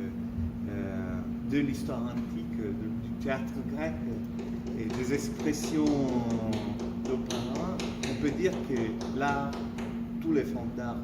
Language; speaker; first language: French; non-native, fluent; Italian